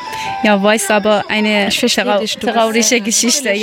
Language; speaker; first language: German; non-native, learner; Persian